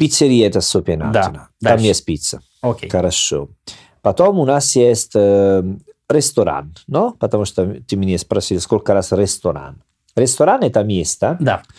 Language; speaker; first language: Russian; non-native, learner; Italian